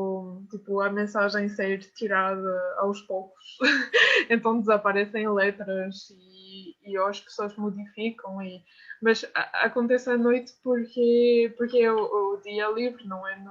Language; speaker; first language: Portuguese; non-native, fluent; French